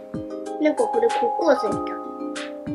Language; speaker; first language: Japanese; native; Japanese